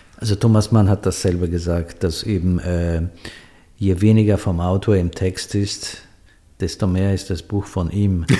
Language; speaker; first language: German; early bilingual, other home language; Polish